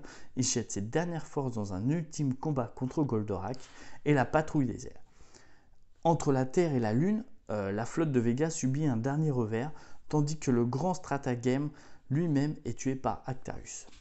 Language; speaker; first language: French; native; French